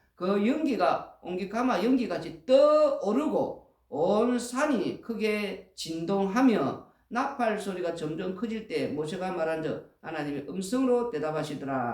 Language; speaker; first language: Korean; native; Korean